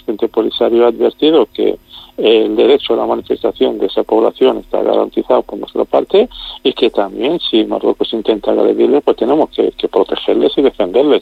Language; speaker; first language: Spanish; non-native, local second language; Arabic